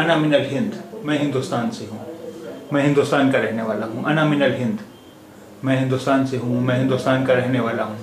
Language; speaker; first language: Urdu; native; Urdu